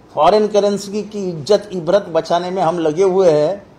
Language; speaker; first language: Hindi; non-native, local second language; Marathi